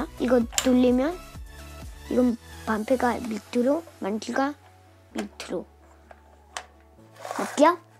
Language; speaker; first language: Korean; early bilingual, other home language; Russian